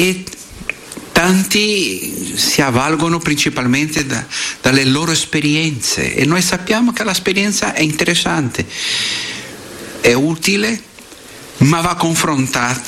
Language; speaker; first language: Italian; non-native, fluent; Portuguese